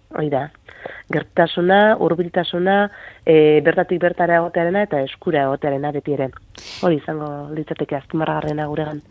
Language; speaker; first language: Basque; native; Basque